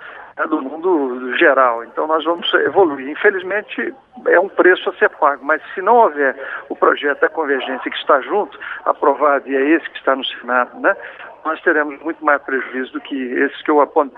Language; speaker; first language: Portuguese; native; Portuguese